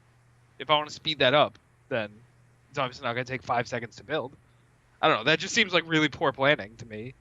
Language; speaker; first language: English; native; English